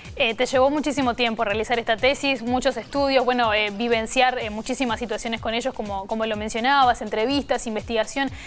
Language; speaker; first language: Spanish; native; Spanish